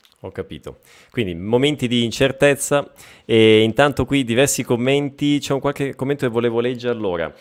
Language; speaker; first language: Italian; native; Italian